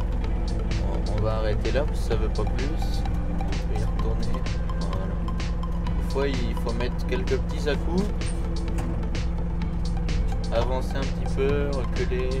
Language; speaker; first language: French; native; French